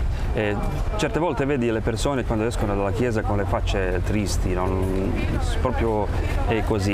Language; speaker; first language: Italian; non-native, fluent; Croatian